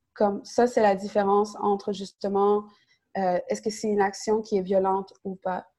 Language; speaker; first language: French; native; French